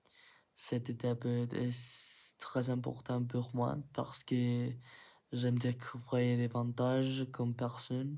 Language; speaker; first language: French; non-native, learner; Spanish